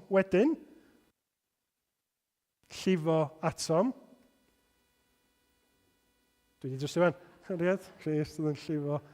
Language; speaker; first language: Welsh; native; Welsh